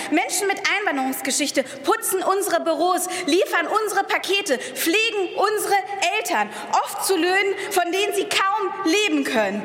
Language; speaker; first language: German; early bilingual, other home language; Persian